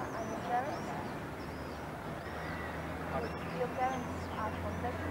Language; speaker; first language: English; non-native, learner; Croatian